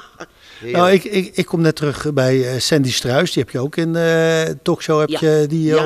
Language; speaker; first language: Dutch; native; Dutch